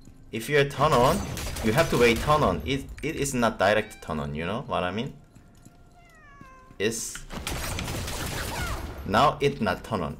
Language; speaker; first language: English; non-native, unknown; Korean